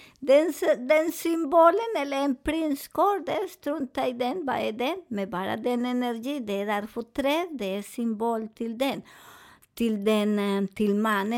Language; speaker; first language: Swedish; non-native, fluent; Spanish